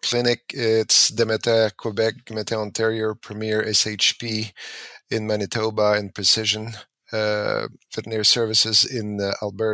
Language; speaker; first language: English; native; English